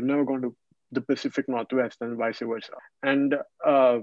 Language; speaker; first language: English; non-native, local second language; Hindi